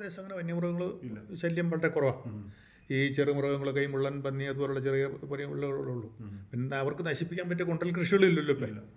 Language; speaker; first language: Malayalam; native; Malayalam